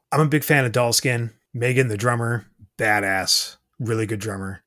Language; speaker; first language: English; native; English